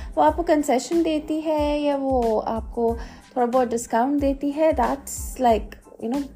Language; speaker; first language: Hindi; native; Hindi